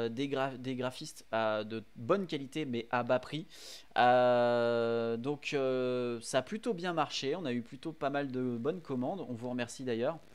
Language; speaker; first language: French; native; French